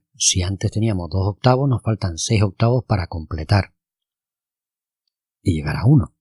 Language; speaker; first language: Spanish; native; Spanish